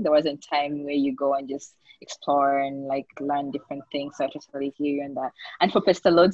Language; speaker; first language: English; non-native, local second language; Ganda